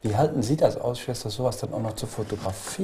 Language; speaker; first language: German; native; German